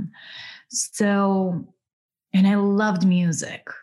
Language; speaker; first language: English; non-native, fluent; Ukrainian